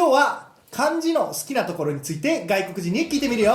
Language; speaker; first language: Japanese; native; Japanese